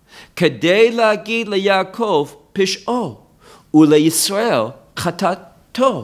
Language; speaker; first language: Hebrew; non-native, fluent; English